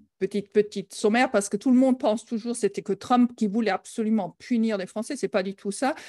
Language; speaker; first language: French; non-native, fluent; German